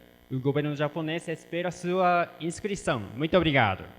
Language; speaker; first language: Portuguese; non-native, fluent; Japanese